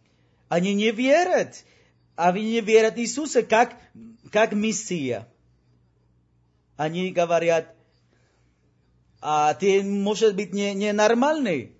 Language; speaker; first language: Russian; non-native, learner; Spanish